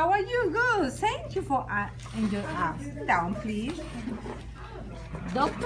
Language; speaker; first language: English; non-native, learner; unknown